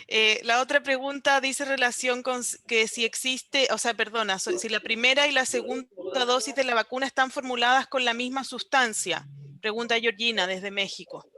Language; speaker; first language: Spanish; native; Spanish